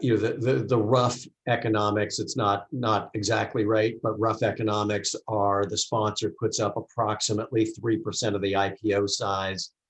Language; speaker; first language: English; native; English